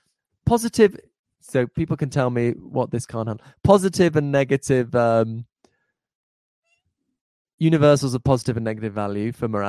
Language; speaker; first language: English; native; English